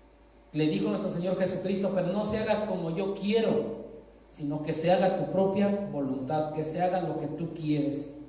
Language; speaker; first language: Spanish; native; Spanish